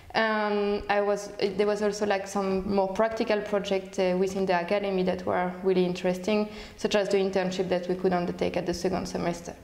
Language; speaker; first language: English; non-native, fluent; French